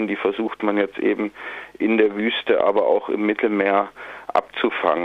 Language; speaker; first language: German; native; German